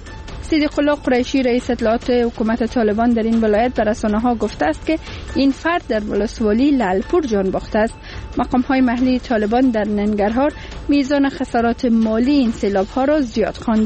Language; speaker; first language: Persian; native; Persian